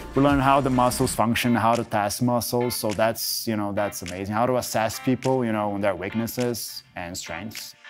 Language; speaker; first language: English; non-native, fluent; Portuguese